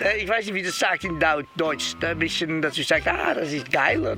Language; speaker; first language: German; non-native, learner; Dutch